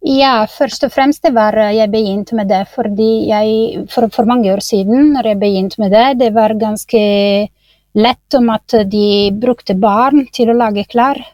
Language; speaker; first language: Norwegian; non-native, fluent; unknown